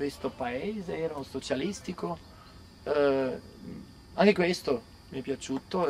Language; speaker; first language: Italian; non-native, fluent; Serbian